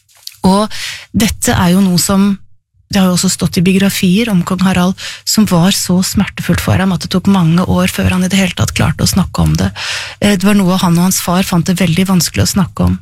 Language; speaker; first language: Norwegian; native; Norwegian